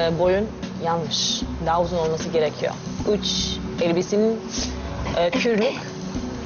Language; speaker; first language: Turkish; non-native, learner; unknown